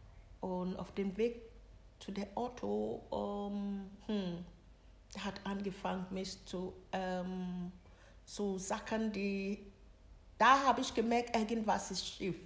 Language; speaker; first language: German; non-native, learner; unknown